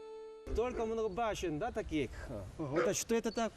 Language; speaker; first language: Russian; non-native, learner; Korean